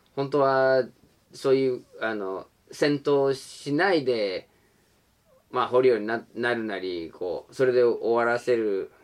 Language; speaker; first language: Japanese; non-native, fluent; English